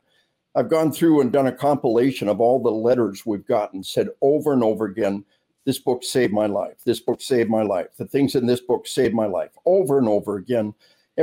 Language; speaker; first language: English; native; English